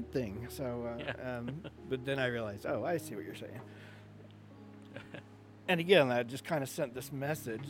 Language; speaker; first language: English; native; English